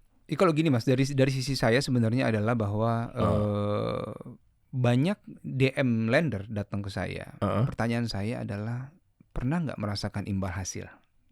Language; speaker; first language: Indonesian; native; Indonesian